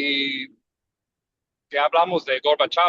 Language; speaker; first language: Spanish; early bilingual, heritage; English